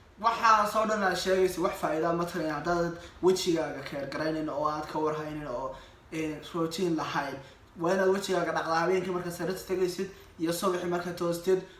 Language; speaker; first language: Somali; early bilingual, heritage; Somali